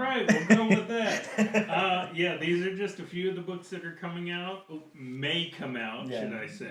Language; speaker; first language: English; native; English